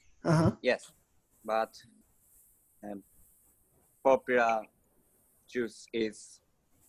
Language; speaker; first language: English; non-native, learner; Japanese